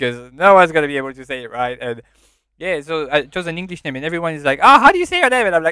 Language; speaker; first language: English; non-native, fluent; French